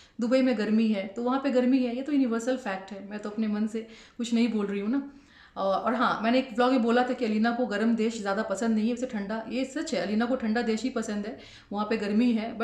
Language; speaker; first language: Hindi; native; Hindi